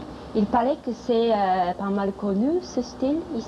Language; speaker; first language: French; non-native, fluent; Japanese